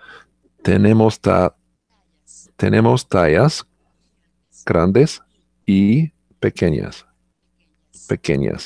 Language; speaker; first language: Spanish; non-native, learner; English